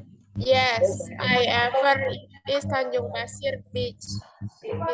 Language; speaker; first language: English; non-native, learner; Indonesian